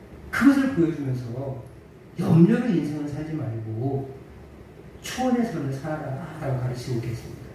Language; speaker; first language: Korean; native; Korean